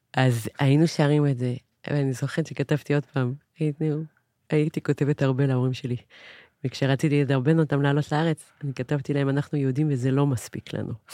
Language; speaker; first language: Hebrew; non-native, fluent; French